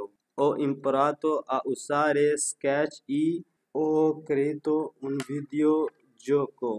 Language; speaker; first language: Italian; non-native, learner; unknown